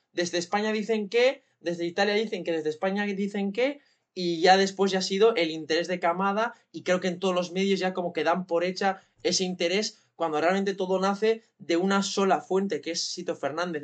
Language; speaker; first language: Spanish; native; Spanish